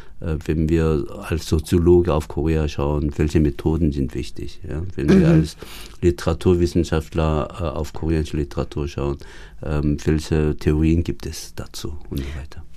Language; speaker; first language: German; early bilingual, other home language; Korean